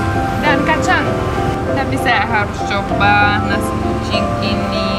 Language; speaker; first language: Indonesian; non-native, fluent; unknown